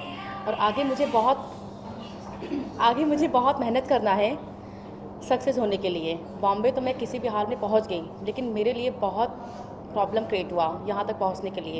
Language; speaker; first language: Hindi; native; Hindi